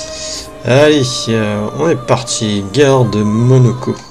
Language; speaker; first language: French; native; French